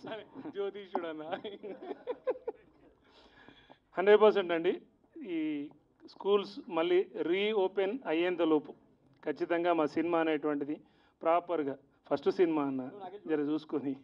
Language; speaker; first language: Telugu; native; Telugu